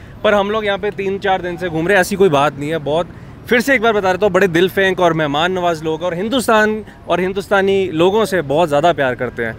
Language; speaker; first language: Hindi; native; Hindi